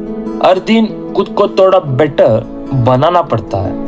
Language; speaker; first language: Hindi; non-native, local second language; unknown